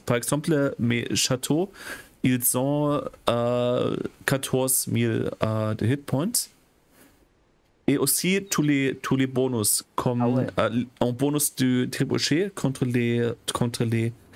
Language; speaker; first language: French; non-native, learner; German